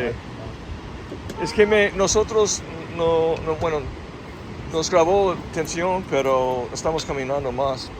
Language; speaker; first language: Spanish; non-native, fluent; English